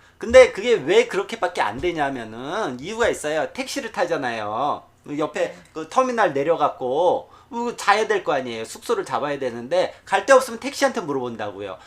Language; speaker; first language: Korean; native; Korean